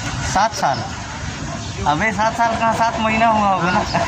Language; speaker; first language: Hindi; non-native, local second language; Chhattisgarhi